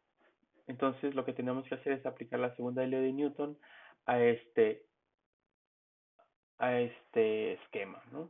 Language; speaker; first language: Spanish; native; Spanish